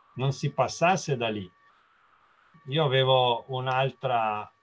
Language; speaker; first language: Italian; native; Italian